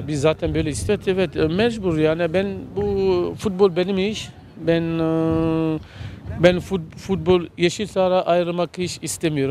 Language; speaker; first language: Turkish; non-native, learner; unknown